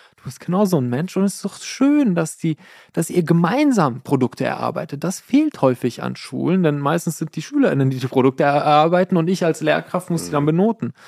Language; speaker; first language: German; early bilingual, other home language; Persian